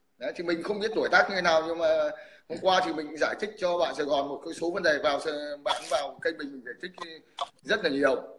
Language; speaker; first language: Vietnamese; native; Vietnamese